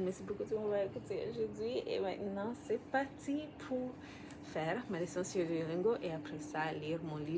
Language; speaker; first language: French; non-native, learner; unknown